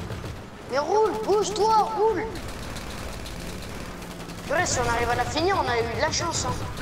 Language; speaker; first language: French; native; French